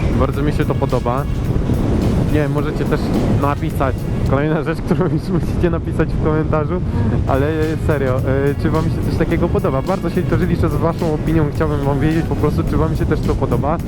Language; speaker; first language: Polish; native; Polish